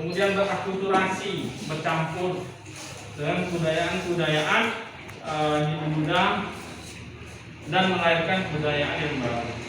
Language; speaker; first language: Indonesian; native; Indonesian